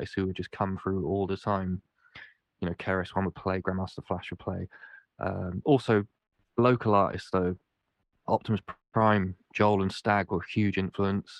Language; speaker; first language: English; native; English